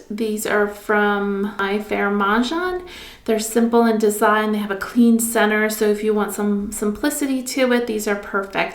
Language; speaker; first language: English; native; English